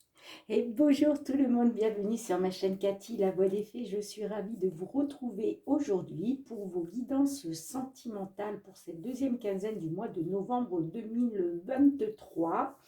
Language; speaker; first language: French; native; French